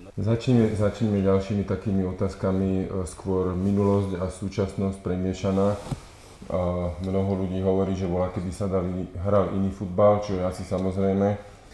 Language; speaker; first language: Slovak; native; Slovak